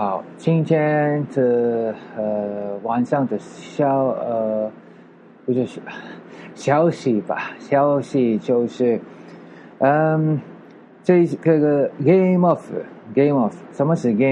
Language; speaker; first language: Chinese; non-native, learner; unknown